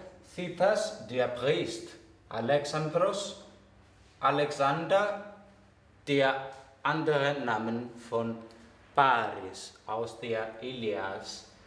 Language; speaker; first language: German; non-native, fluent; Greek